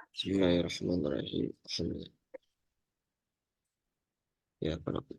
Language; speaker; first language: Arabic; non-native, fluent; Indonesian